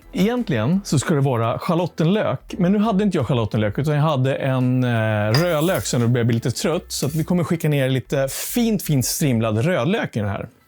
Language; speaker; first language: Swedish; native; Swedish